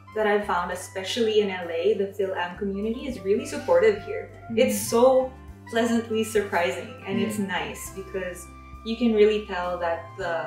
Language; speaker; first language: English; non-native, local second language; Filipino